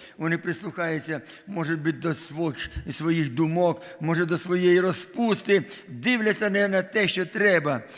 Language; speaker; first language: Ukrainian; non-native, local second language; Russian